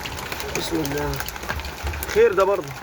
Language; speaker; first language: Arabic; native; Arabic